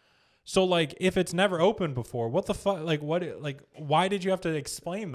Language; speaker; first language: English; native; English